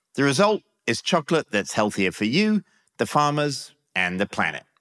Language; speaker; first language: English; native; English